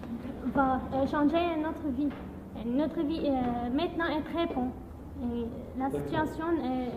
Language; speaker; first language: French; non-native, learner; Arabic